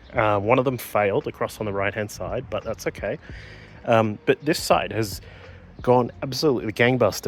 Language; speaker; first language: English; native; English